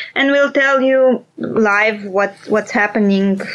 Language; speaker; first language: English; non-native, fluent; Romanian